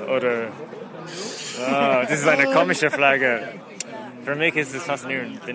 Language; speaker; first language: German; non-native, learner; English